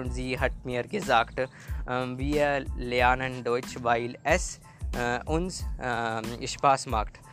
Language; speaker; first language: German; non-native, learner; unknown